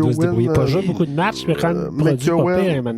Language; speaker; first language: French; native; French